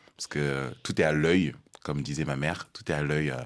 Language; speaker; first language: French; early bilingual, other home language; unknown